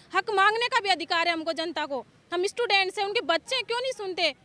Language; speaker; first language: Hindi; native; Hindi